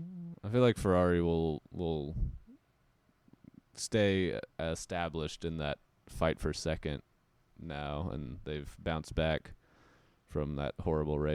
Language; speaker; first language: English; native; English